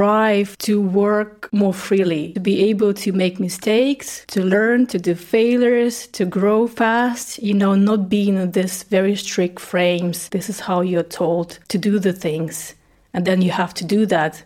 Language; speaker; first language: English; non-native, fluent; Russian